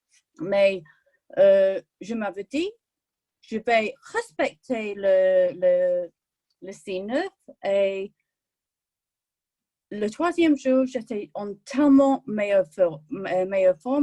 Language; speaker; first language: French; non-native, fluent; English